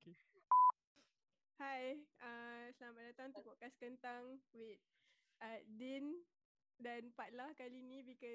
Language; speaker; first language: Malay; native; Malay